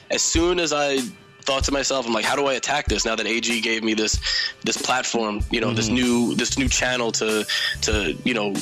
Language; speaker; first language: English; native; English